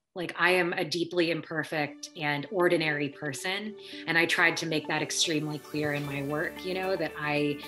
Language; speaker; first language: English; early bilingual, other home language; Filipino